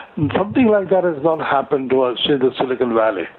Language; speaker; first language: English; non-native, local second language; Gujarati